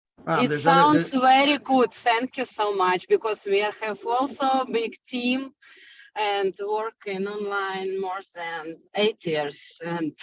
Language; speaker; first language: English; non-native, learner; Russian